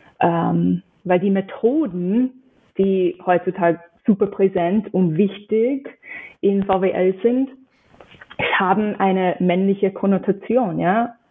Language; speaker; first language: German; non-native, fluent; English